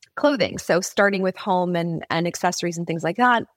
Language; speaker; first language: English; native; English